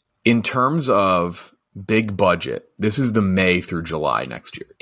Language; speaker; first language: English; native; English